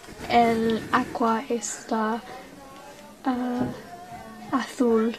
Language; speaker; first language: Spanish; non-native, learner; English